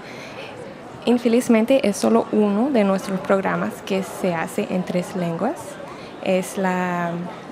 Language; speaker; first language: Spanish; non-native, fluent; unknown